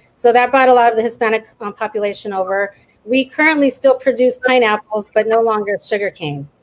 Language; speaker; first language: English; native; English